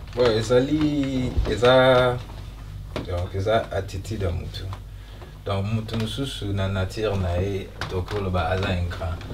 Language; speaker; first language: Lingala; early bilingual, heritage; Lingala